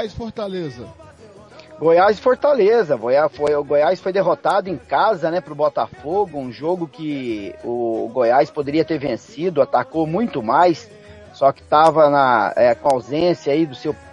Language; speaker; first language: Portuguese; native; Portuguese